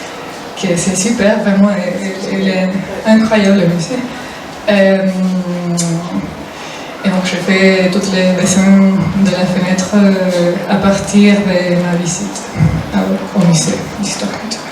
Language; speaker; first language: French; non-native, fluent; Spanish